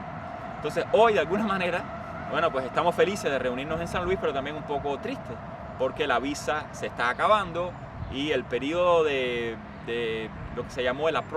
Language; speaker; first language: Spanish; native; Spanish